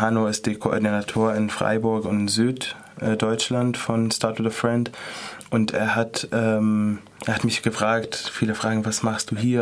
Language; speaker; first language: German; non-native, fluent; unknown